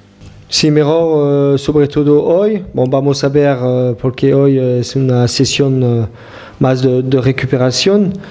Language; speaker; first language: Spanish; non-native, fluent; French